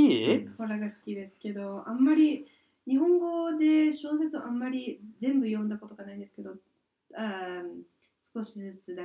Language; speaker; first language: Japanese; non-native, fluent; English